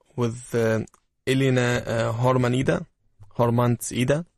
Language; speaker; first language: English; non-native, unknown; Arabic